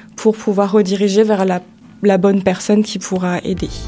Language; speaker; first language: French; native; French